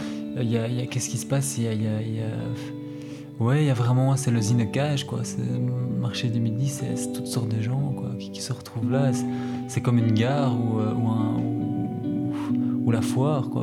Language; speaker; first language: French; native; French